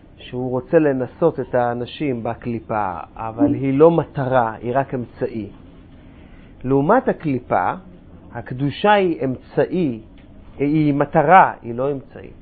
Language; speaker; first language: Hebrew; non-native, fluent; English